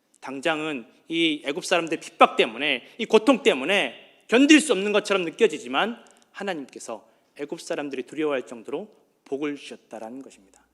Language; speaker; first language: Korean; native; Korean